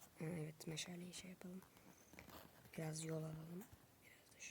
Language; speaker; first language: Turkish; native; Turkish